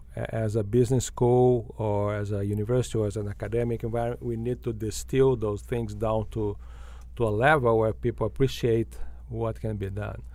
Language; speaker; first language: English; non-native, fluent; Portuguese